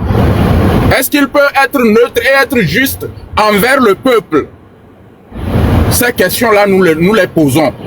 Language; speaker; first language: French; non-native, local second language; Ewe